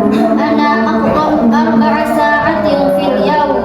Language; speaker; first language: Arabic; non-native, learner; Indonesian